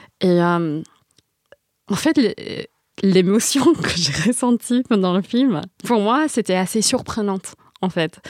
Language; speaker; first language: French; non-native, fluent; Vietnamese